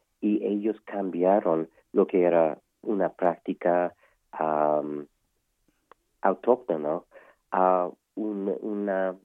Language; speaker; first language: Spanish; non-native, fluent; English